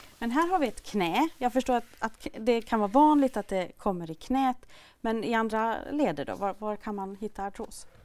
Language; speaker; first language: Swedish; native; Swedish